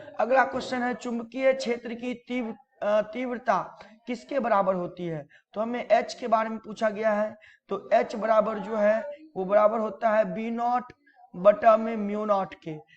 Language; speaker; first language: Hindi; native; Hindi